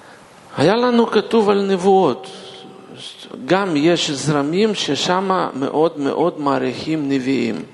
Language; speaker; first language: Hebrew; non-native, fluent; Russian